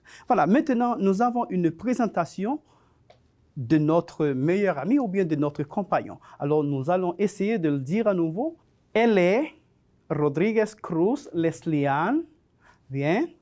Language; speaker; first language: French; non-native, fluent; Spanish